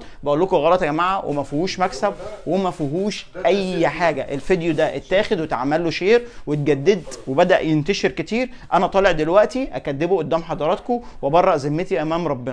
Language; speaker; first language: Arabic; native; Arabic